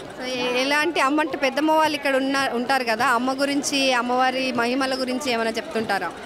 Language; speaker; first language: Telugu; native; Telugu